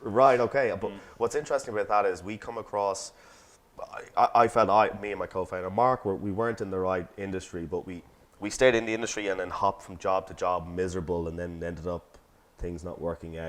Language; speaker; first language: English; native; English